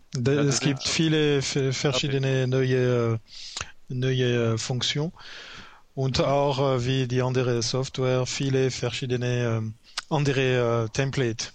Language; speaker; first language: German; non-native, learner; French